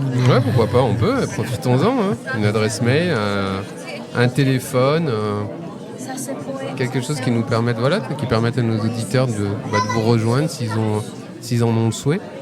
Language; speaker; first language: French; native; French